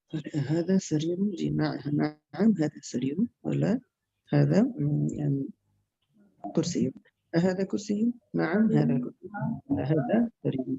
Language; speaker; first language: Arabic; non-native, learner; Bangla